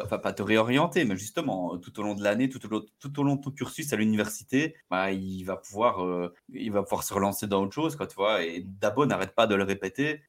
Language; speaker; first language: French; native; French